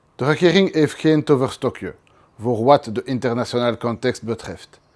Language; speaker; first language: Dutch; non-native, local second language; French